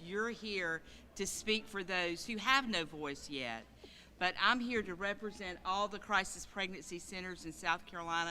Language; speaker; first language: English; native; English